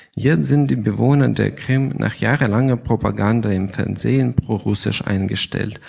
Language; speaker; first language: German; non-native, fluent; Ukrainian